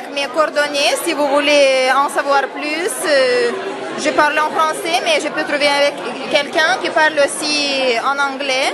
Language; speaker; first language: French; non-native, fluent; Lithuanian